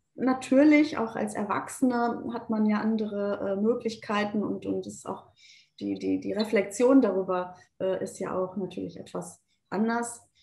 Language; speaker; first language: German; early bilingual, other home language; Turkish